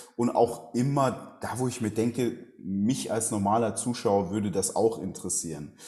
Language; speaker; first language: German; native; German